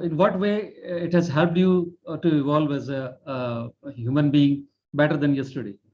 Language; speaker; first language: English; non-native, local second language; Hindi